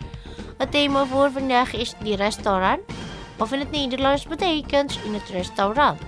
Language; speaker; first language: Dutch; non-native, fluent; Indonesian